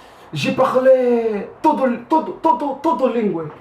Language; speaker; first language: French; non-native, learner; Kabuverdianu